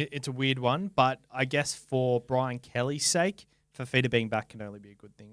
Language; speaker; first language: English; native; English